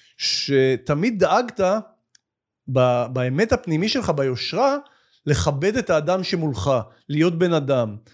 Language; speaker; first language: Hebrew; native; Hebrew